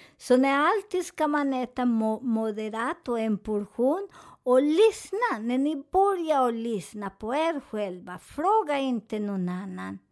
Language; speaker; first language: Swedish; non-native, fluent; Spanish